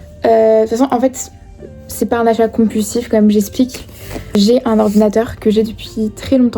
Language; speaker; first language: French; native; French